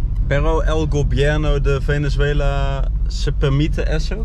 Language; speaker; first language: Spanish; non-native, learner; Dutch